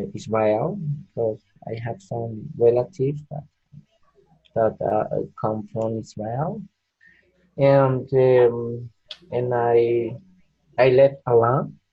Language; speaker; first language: English; non-native, learner; Spanish